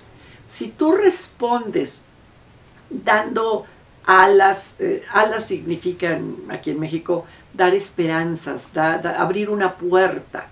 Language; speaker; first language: Spanish; native; Spanish